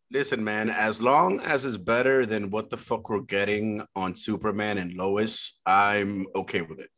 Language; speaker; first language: English; early bilingual, other home language; Spanish